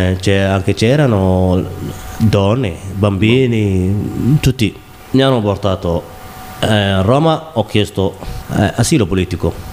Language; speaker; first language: Italian; non-native, learner; Somali